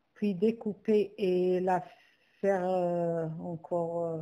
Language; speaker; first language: French; non-native, local second language; Arabic